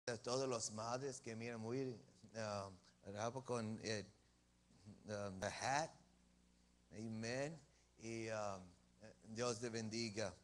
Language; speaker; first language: Spanish; early bilingual, heritage; English